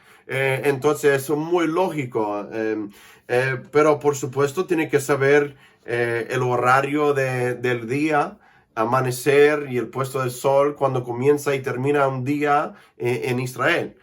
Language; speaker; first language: Spanish; non-native, fluent; English